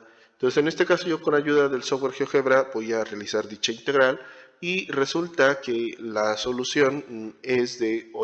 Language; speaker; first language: Spanish; native; Spanish